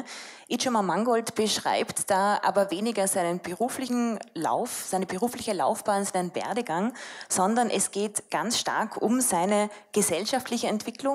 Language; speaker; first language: German; native; German